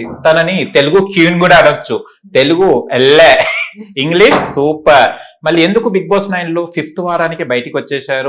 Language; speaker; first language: Telugu; native; Telugu